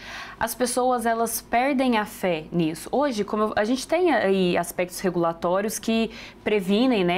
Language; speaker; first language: Portuguese; native; Portuguese